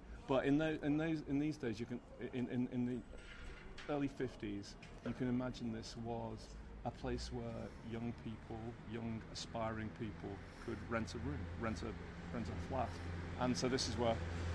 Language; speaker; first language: English; native; English